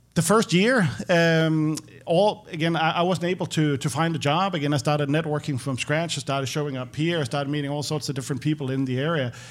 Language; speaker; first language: English; non-native, fluent; Danish